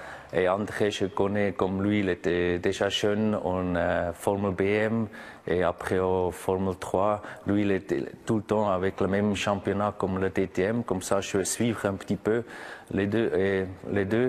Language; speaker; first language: French; non-native, local second language; German